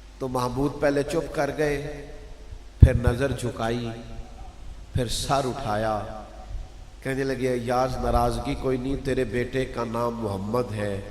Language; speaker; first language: Urdu; non-native, local second language; Punjabi